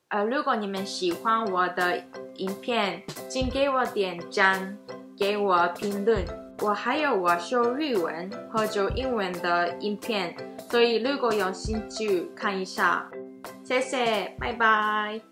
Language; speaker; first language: Chinese; non-native, fluent; Japanese